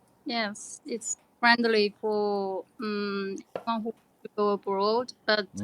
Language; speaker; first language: English; non-native, learner; Chinese